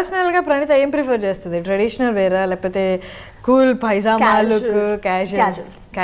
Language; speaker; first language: Telugu; native; Telugu